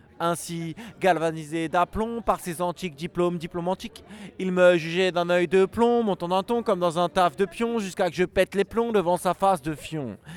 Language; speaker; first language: French; native; French